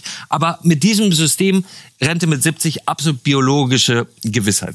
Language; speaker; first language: German; native; German